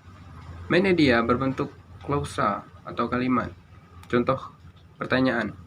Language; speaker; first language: Indonesian; native; Indonesian